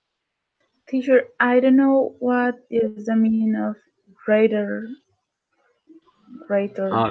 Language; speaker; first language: English; non-native, learner; Spanish